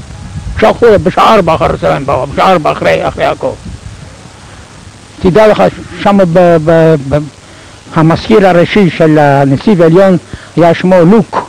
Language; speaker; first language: Hebrew; non-native, fluent; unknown